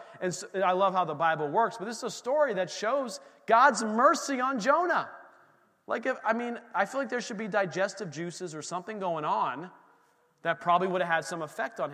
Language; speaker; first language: English; native; English